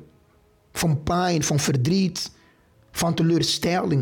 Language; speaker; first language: Dutch; non-native, fluent; Portuguese